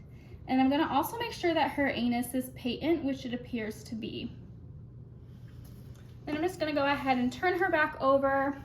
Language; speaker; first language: English; native; English